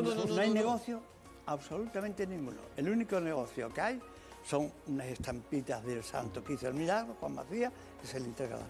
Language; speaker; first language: Spanish; native; Spanish